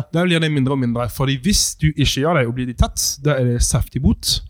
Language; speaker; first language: Norwegian; non-native, fluent; French